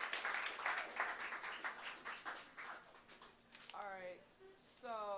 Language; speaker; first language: English; native; English